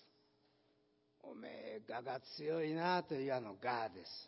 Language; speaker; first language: Japanese; native; Japanese